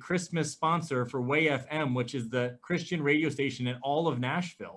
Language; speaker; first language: English; native; English